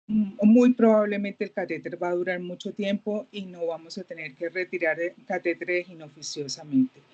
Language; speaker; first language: Spanish; native; Spanish